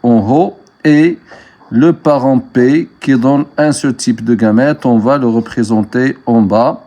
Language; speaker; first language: French; non-native, local second language; Arabic